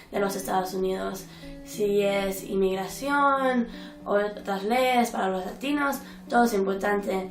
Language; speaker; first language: Spanish; early bilingual, heritage; Spanish